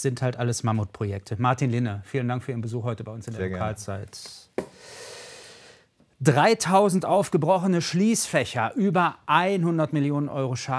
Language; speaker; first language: German; native; German